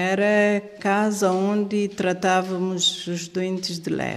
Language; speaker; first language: Portuguese; non-native, local second language; Kabuverdianu